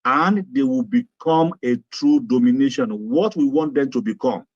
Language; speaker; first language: English; non-native, local second language; Yoruba